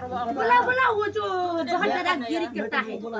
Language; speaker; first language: Hindi; non-native, local second language; Khasi